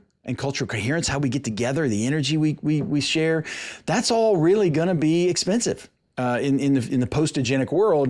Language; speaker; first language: English; native; English